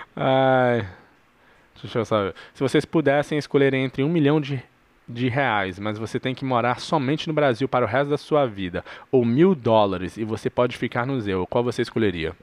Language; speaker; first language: Portuguese; early bilingual, heritage; Portuguese